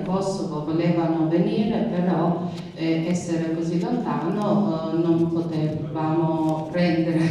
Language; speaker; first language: Italian; non-native, learner; Albanian